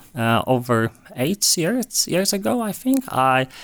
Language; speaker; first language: English; non-native, fluent; Polish